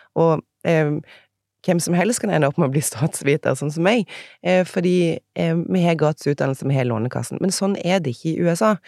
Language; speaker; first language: Norwegian; native; Norwegian